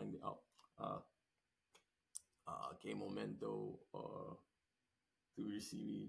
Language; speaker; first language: Spanish; non-native, learner; English